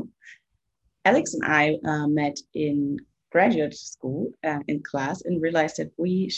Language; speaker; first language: English; non-native, fluent; German